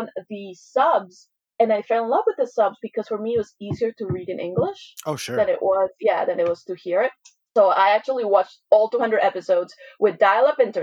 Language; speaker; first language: English; non-native, fluent; Spanish